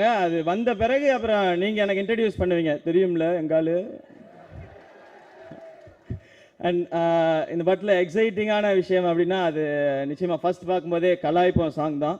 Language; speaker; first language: Tamil; native; Tamil